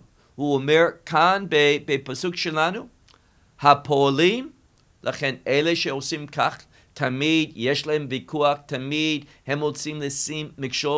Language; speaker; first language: Hebrew; non-native, fluent; English